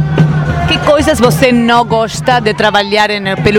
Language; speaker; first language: Portuguese; non-native, fluent; Spanish